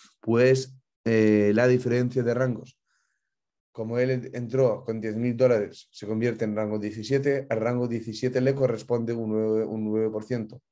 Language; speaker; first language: Spanish; non-native, fluent; Ukrainian